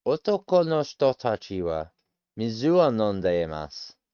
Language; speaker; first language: Japanese; non-native, learner; English